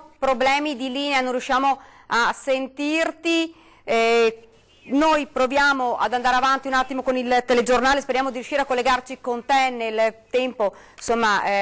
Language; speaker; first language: Italian; native; Italian